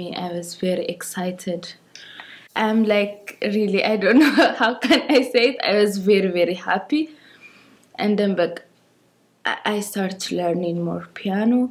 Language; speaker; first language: English; non-native, learner; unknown